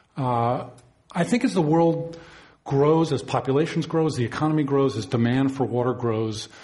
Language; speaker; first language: English; native; English